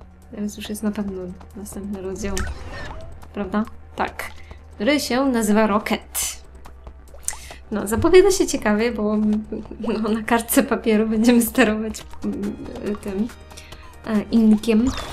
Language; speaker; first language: Polish; native; Polish